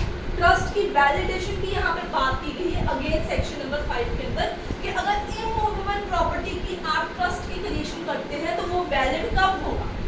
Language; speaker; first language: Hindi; native; Hindi